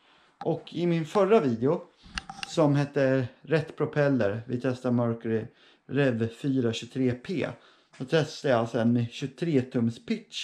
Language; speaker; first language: Swedish; native; Swedish